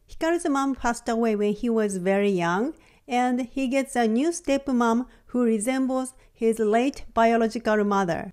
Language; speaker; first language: English; non-native, fluent; Japanese